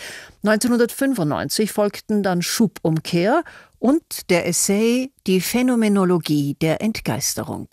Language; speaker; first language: German; native; German